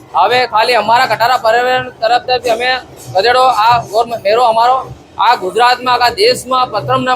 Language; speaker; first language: Gujarati; native; Gujarati